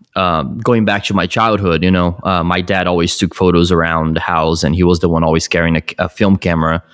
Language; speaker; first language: English; non-native, fluent; Portuguese